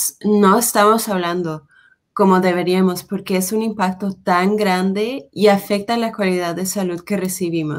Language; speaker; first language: Spanish; non-native, fluent; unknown